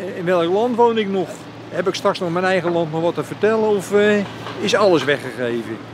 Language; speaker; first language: Dutch; native; Dutch